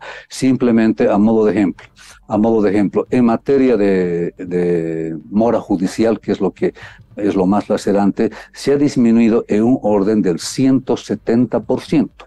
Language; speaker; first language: Spanish; native; Spanish